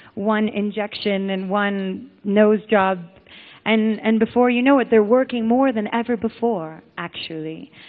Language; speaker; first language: English; native; English